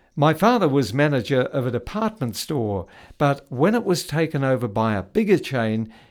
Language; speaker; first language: English; native; English